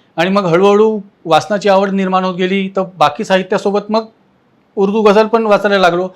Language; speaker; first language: Marathi; native; Marathi